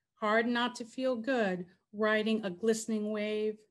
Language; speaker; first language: English; native; English